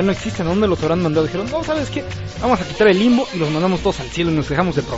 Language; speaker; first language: Spanish; native; Spanish